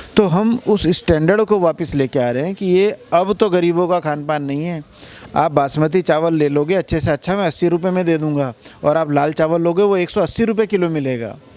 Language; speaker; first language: Hindi; native; Hindi